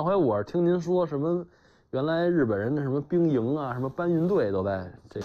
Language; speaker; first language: Chinese; native; Chinese